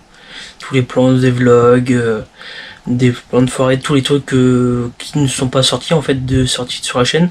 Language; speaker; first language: French; native; French